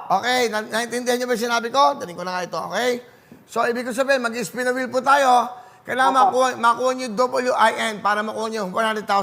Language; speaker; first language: Filipino; native; Filipino